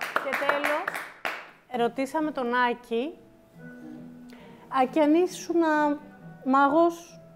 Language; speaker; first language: Greek; native; Greek